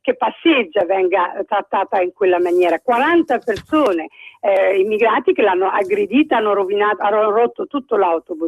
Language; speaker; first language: Italian; non-native, fluent; Arabic